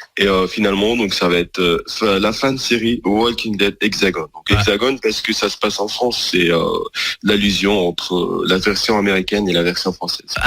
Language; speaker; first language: French; non-native, local second language; Arabic